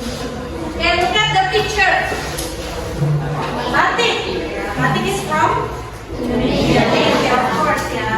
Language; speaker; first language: English; non-native, fluent; Indonesian